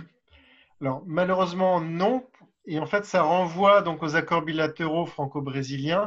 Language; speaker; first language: French; native; French